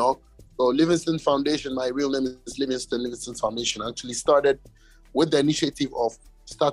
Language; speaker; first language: English; non-native, local second language; Ewe